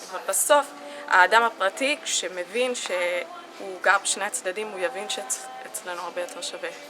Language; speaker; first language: Hebrew; native; Hebrew